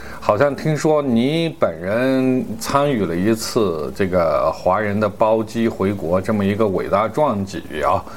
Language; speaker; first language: Chinese; native; Chinese